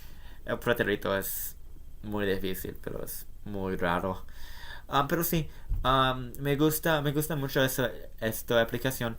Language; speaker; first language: Spanish; non-native, learner; English